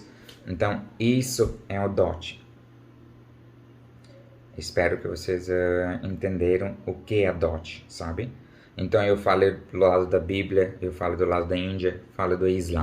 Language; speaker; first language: Portuguese; non-native, learner; Urdu